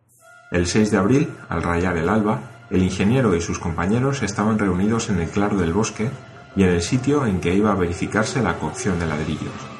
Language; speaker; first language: Spanish; native; Spanish